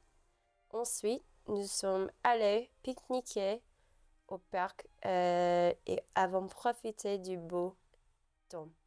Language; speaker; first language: French; non-native, learner; English